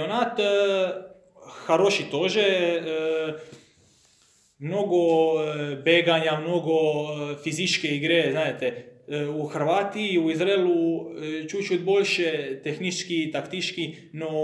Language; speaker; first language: Russian; non-native, learner; Croatian